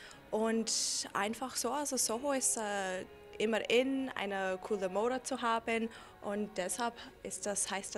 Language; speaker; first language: German; non-native, fluent; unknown